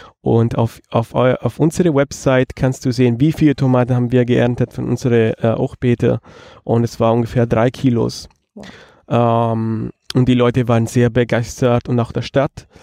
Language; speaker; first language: German; non-native, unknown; Italian